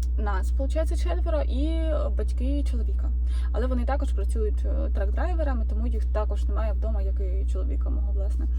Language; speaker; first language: Ukrainian; native; Ukrainian